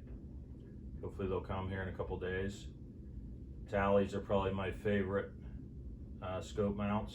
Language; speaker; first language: English; native; English